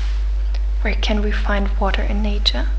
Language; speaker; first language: English; non-native, fluent; German